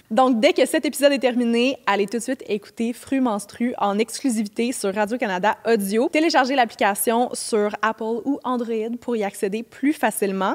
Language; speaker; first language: French; native; French